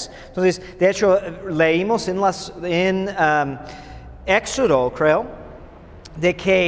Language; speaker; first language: Spanish; non-native, fluent; English